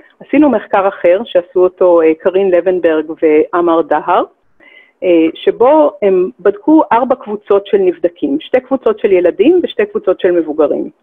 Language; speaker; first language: Hebrew; native; Hebrew